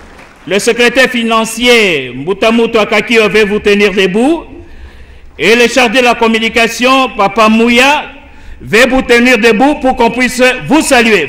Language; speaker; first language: French; non-native, local second language; Lingala